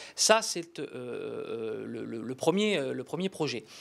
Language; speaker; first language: French; native; French